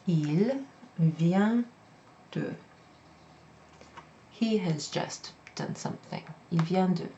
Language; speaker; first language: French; non-native, fluent; English